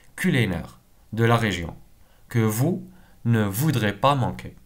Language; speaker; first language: French; non-native, local second language; Arabic